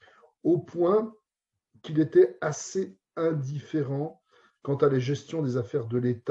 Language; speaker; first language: French; native; French